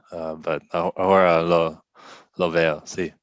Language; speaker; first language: Spanish; non-native, learner; English